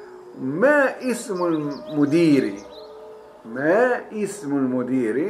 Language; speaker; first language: Arabic; non-native, fluent; Turkish